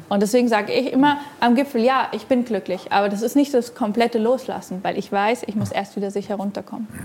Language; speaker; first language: German; native; German